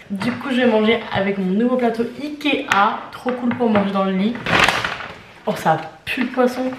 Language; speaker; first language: French; native; French